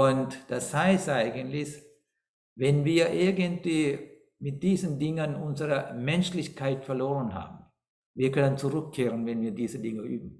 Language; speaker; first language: German; non-native, fluent; Sinhala